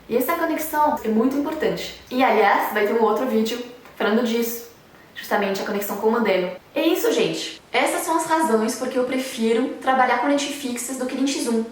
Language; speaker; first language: Portuguese; non-native, fluent; French